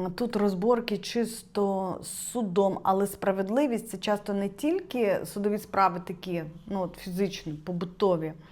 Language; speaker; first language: Ukrainian; non-native, local second language; Russian